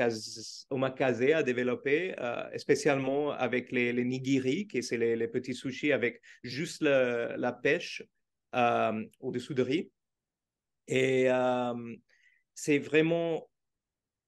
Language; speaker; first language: French; non-native, fluent; Portuguese